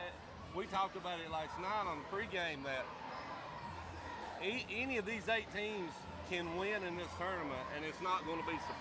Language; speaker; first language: English; native; English